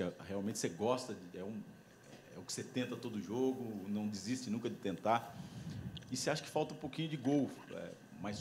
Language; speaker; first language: Portuguese; native; Portuguese